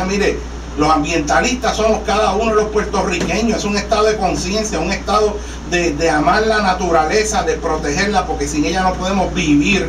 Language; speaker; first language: Spanish; native; Spanish